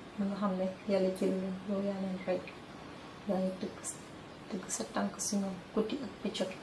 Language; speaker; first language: Wolof; non-native, local second language; Jola-Fonyi